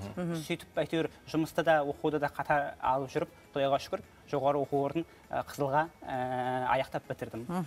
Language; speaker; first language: Kazakh; native; Kazakh